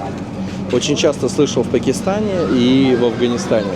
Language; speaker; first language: Russian; native; Russian